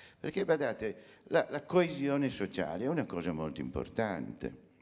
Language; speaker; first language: Italian; native; Italian